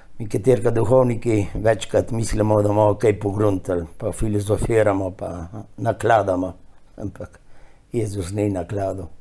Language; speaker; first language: Slovenian; early bilingual, heritage; Slovenian